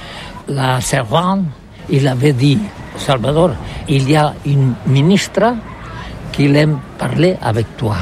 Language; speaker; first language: French; non-native, learner; Catalan